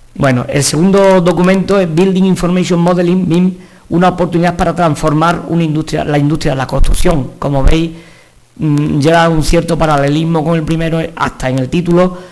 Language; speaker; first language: Spanish; native; Spanish